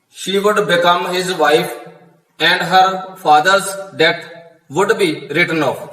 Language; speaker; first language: English; non-native, local second language; Punjabi